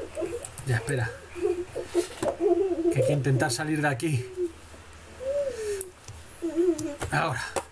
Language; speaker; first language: Spanish; native; Spanish